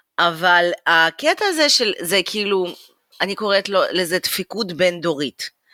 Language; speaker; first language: Hebrew; early bilingual, other home language; Russian